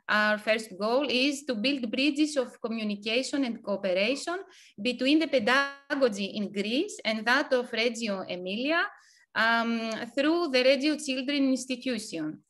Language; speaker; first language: English; non-native, fluent; Ukrainian